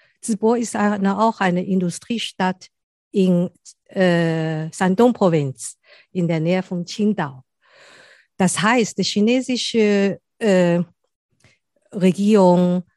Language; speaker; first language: German; non-native, fluent; Chinese